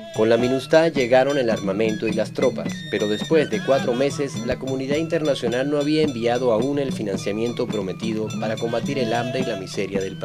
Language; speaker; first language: Spanish; native; Spanish